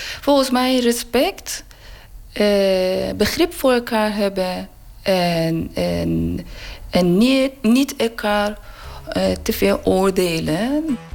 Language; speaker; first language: Dutch; non-native, learner; Persian